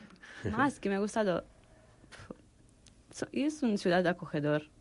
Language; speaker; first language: Spanish; non-native, fluent; Romanian